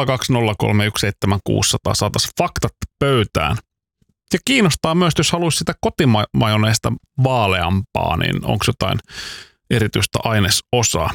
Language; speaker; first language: Finnish; native; Finnish